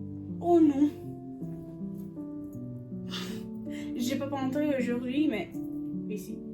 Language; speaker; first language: French; non-native, learner; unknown